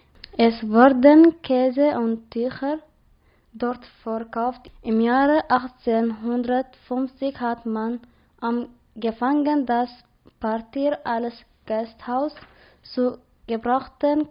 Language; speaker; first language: German; non-native, learner; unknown